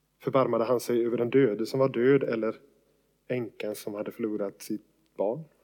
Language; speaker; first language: Swedish; native; Swedish